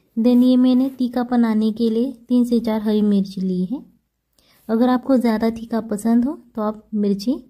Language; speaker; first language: Hindi; non-native, local second language; Marathi